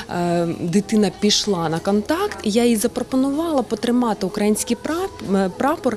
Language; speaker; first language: Ukrainian; non-native, local second language; Russian